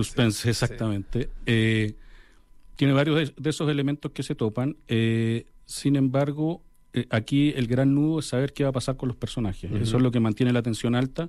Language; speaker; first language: Spanish; native; Spanish